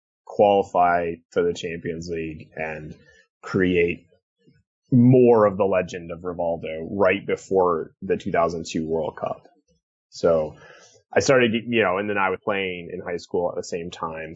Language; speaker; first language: English; native; English